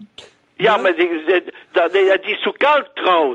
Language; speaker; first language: German; non-native, learner; French